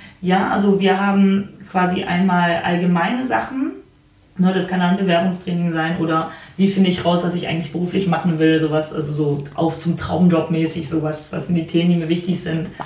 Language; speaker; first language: German; early bilingual, other home language; Polish